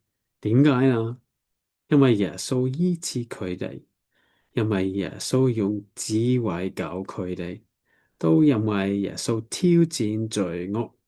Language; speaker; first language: Cantonese; non-native, learner; English